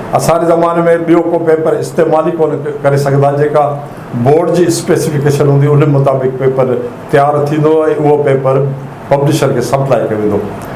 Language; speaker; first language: Sindhi; native; Sindhi